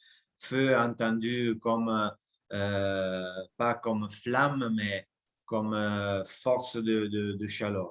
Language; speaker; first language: French; non-native, fluent; Italian